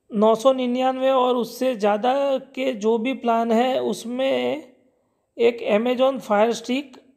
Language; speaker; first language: Hindi; non-native, local second language; Gujarati